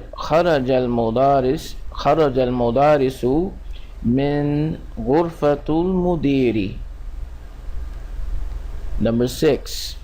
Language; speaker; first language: Arabic; non-native, fluent; English